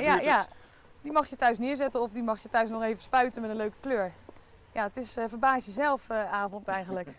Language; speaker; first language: Dutch; native; Dutch